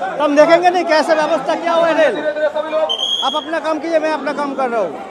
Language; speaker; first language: Hindi; non-native, local second language; Bangla